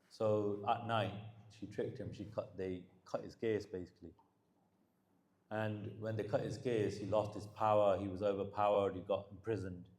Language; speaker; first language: English; early bilingual, heritage; Punjabi